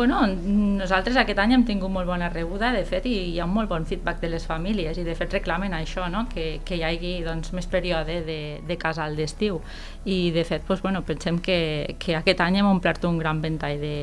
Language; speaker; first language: Catalan; native; Catalan